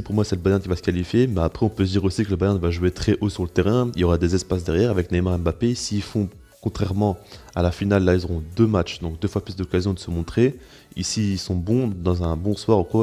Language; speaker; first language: French; native; French